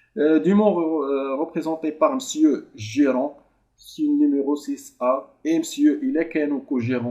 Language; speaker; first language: French; non-native, local second language; Arabic